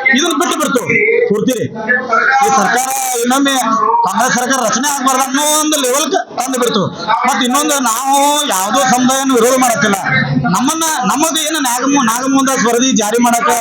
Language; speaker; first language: Kannada; native; Kannada